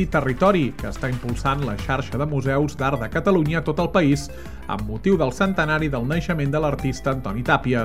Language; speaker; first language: Catalan; native; Catalan